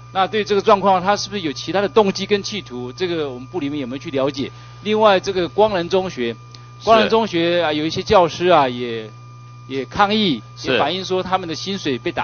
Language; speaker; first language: Chinese; native; Chinese